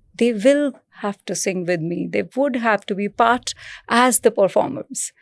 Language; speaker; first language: English; non-native, local second language; Punjabi